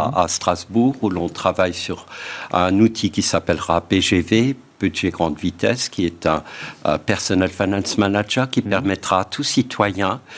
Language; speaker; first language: French; native; French